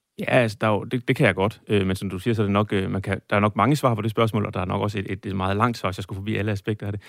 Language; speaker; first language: Danish; native; Danish